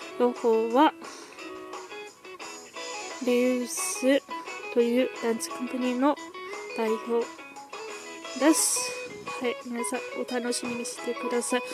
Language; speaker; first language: Japanese; non-native, learner; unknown